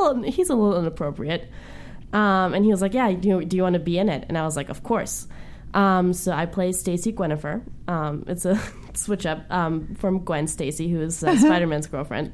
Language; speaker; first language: English; non-native, fluent; German